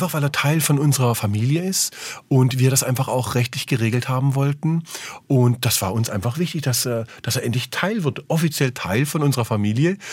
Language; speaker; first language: German; native; German